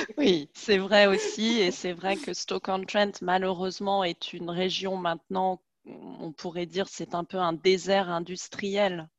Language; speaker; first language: French; native; French